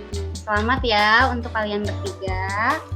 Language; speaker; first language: Indonesian; native; Indonesian